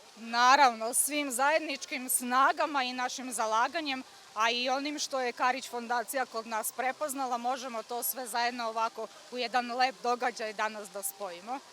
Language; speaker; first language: Serbian; non-native, local second language; Slovak